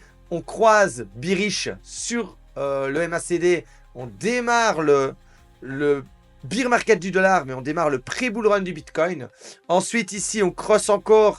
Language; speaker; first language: French; native; French